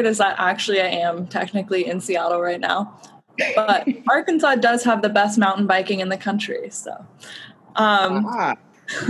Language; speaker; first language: English; native; English